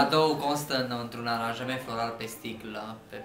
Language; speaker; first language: Romanian; native; Romanian